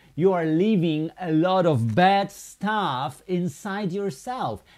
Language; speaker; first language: English; non-native, fluent; Polish